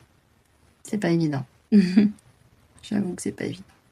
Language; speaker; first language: French; native; French